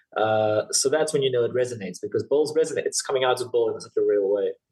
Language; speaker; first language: English; native; English